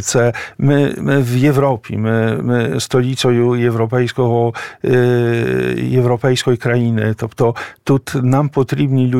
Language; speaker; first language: Ukrainian; non-native, fluent; Polish